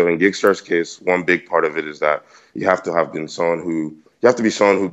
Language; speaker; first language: English; non-native, local second language; Yoruba